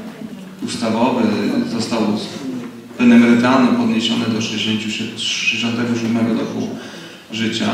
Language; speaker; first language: Polish; native; Polish